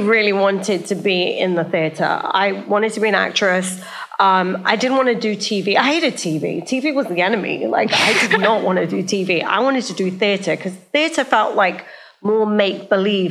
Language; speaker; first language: English; native; English